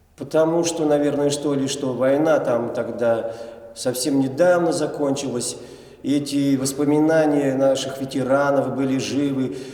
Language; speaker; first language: Russian; non-native, local second language; Chuvash